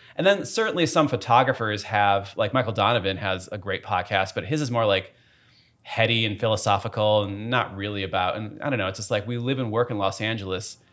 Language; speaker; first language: English; native; English